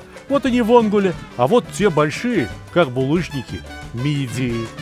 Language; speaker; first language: Russian; native; Russian